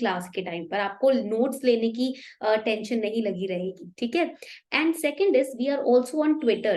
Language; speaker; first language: Hindi; native; Hindi